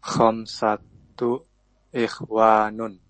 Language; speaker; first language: Arabic; non-native, learner; Indonesian